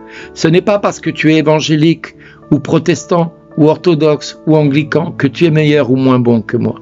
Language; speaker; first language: French; native; French